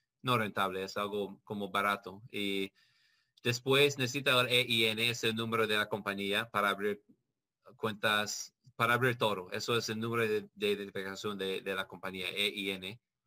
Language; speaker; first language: Spanish; non-native, learner; English